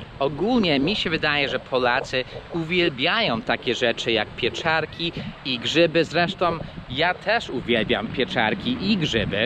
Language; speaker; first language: Polish; early bilingual, heritage; Polish